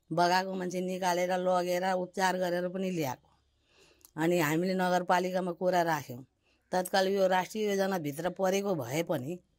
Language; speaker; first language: Nepali; non-native, local second language; Maithili